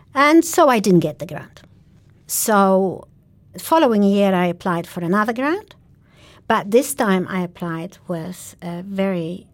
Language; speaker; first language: English; non-native, fluent; Polish